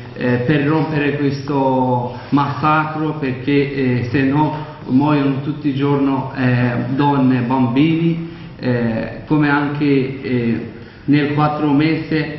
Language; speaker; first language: Italian; non-native, learner; Kurdish